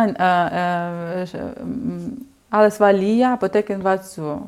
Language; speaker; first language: German; non-native, learner; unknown